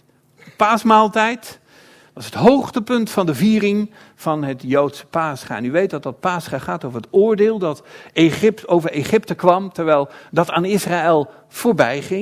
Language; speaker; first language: Dutch; native; Dutch